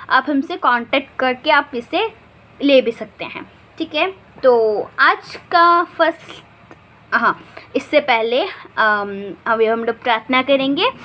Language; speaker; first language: Hindi; native; Hindi